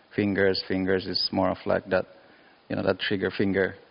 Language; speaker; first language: English; non-native, local second language; Cebuano